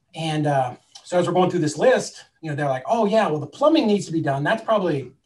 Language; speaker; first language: English; native; English